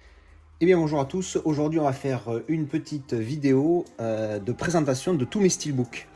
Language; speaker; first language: French; native; French